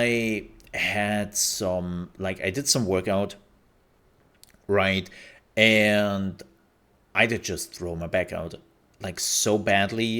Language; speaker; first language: English; non-native, fluent; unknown